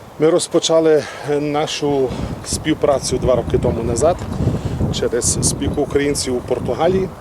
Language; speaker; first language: Ukrainian; early bilingual, heritage; Ukrainian